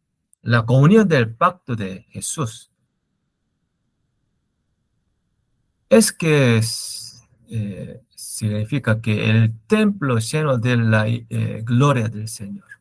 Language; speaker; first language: Spanish; non-native, learner; Korean